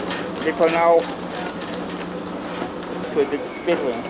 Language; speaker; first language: German; non-native, learner; Russian